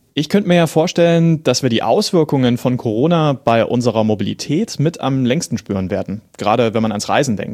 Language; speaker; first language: German; native; German